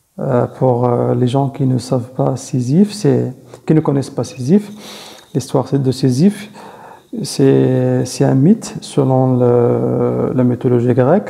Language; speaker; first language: French; non-native, fluent; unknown